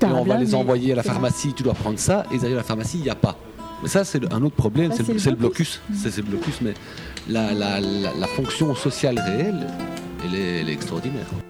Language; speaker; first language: French; native; French